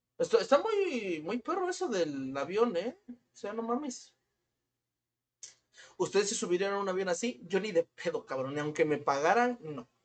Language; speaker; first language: Spanish; native; Spanish